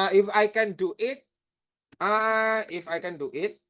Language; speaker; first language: English; non-native, fluent; Indonesian